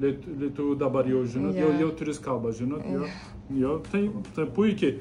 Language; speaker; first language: Lithuanian; non-native, learner; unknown